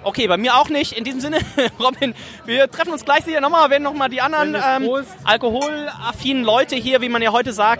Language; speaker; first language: German; native; German